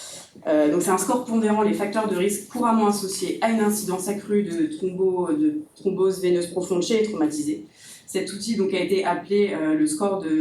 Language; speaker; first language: French; native; French